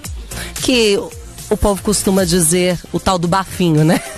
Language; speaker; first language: Portuguese; native; Portuguese